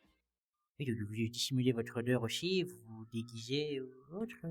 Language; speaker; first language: French; native; French